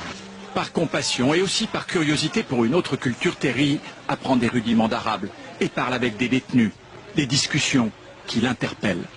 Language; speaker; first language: French; native; French